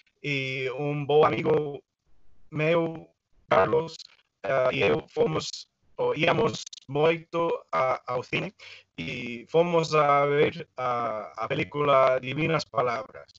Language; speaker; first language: Spanish; non-native, fluent; English